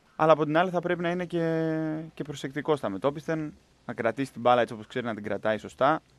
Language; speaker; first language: Greek; native; Greek